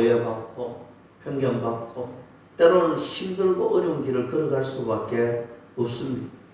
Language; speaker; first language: Korean; native; Korean